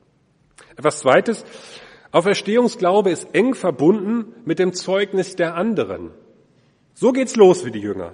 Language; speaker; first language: German; native; German